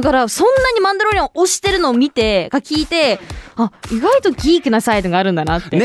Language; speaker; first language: Japanese; early bilingual, heritage; Japanese